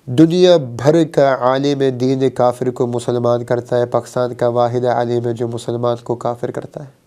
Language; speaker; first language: Urdu; early bilingual, heritage; Urdu